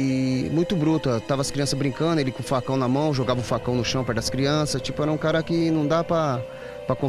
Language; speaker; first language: Portuguese; native; Portuguese